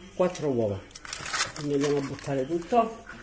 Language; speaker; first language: Italian; native; Italian